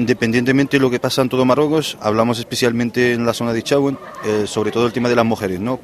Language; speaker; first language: Spanish; non-native, fluent; Arabic